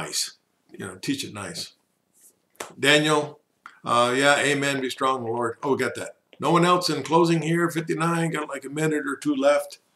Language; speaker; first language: English; native; English